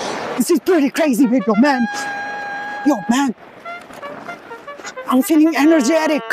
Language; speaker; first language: English; non-native, learner; Hindi